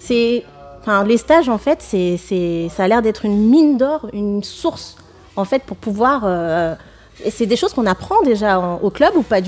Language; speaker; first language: French; native; French